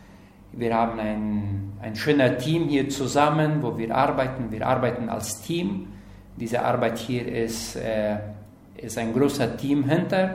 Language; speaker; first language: German; non-native, learner; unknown